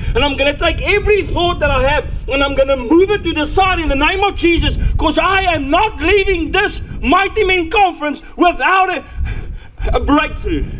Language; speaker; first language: English; non-native, local second language; Afrikaans